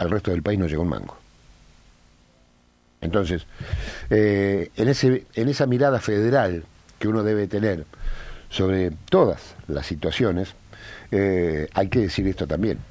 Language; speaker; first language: Spanish; native; Spanish